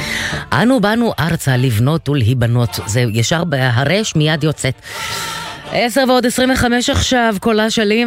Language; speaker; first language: Hebrew; native; Hebrew